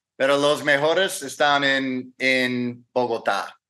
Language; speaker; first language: Spanish; non-native, learner; English